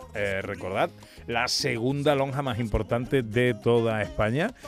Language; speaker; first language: Spanish; native; Spanish